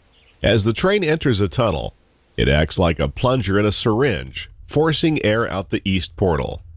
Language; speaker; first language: English; native; English